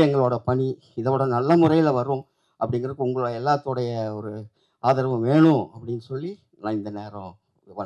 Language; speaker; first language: Tamil; native; Tamil